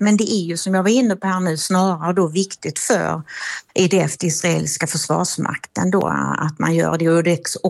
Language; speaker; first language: Swedish; native; Swedish